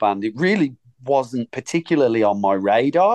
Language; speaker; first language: English; native; English